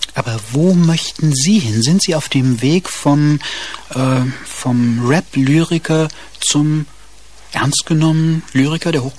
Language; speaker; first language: German; native; German